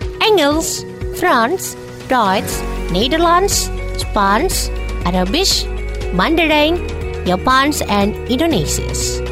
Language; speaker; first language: Dutch; non-native, fluent; Indonesian